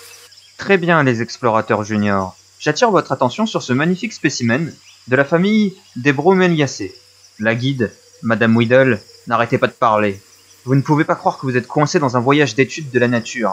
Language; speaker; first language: French; native; French